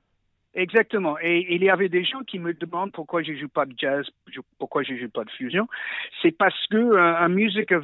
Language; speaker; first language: French; non-native, fluent; English